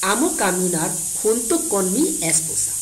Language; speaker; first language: Spanish; non-native, fluent; Hindi